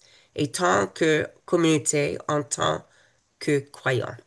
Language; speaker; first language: French; non-native, fluent; English